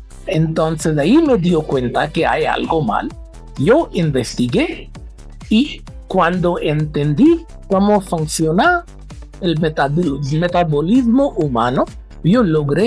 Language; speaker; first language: Spanish; non-native, fluent; Hindi